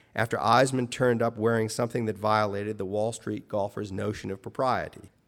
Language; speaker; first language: English; native; English